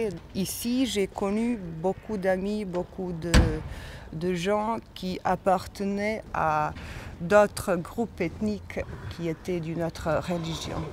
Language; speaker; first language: French; non-native, fluent; Bosnian